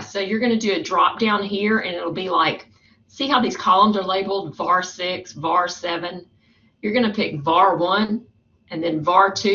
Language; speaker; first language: English; native; English